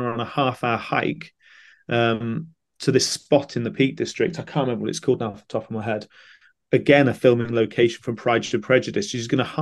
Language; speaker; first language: English; native; English